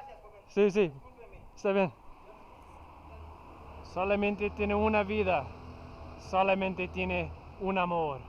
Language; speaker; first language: Spanish; non-native, learner; English